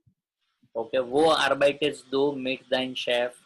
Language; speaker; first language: German; non-native, learner; Gujarati